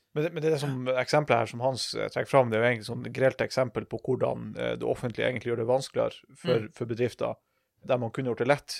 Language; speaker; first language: Norwegian; native; Norwegian